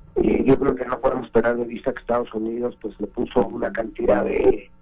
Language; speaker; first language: Spanish; native; Spanish